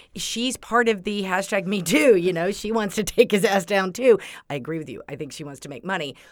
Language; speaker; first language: English; native; English